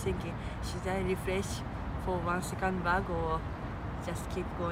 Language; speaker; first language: English; non-native, fluent; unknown